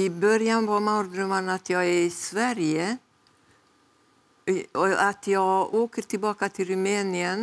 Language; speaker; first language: Swedish; non-native, fluent; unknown